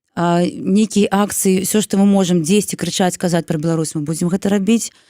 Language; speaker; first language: Belarusian; non-native, local second language; Russian